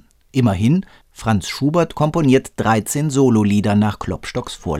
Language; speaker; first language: German; native; German